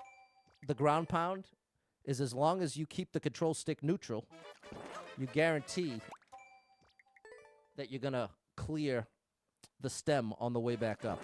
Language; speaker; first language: English; native; English